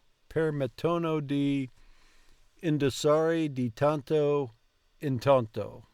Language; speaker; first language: Italian; non-native, learner; English